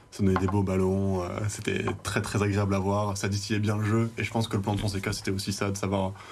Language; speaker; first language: French; native; French